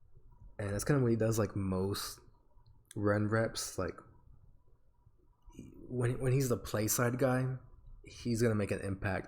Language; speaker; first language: English; native; English